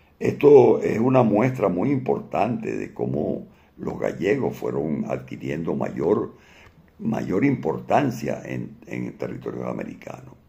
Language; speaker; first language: Spanish; native; Spanish